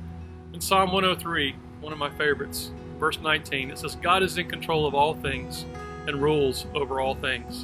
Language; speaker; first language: English; native; English